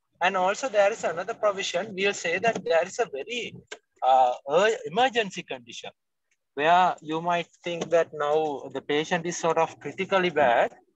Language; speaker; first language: English; non-native, local second language; Sinhala